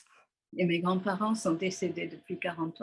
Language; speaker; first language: French; non-native, fluent; English